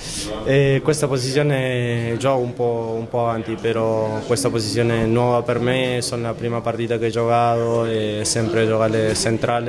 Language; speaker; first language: Italian; non-native, learner; Spanish